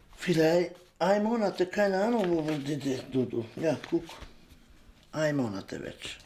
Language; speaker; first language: German; non-native, learner; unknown